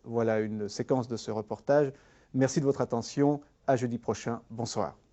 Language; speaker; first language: French; native; French